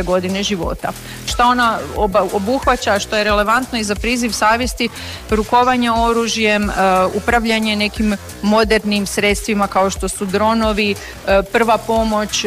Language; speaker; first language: Serbian; native; Serbian